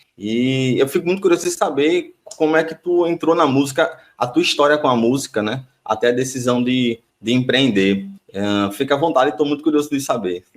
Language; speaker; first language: Portuguese; native; Portuguese